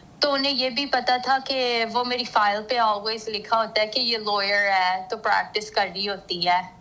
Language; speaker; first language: Urdu; early bilingual, heritage; Urdu